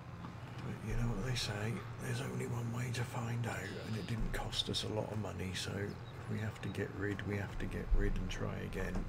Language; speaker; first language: English; native; English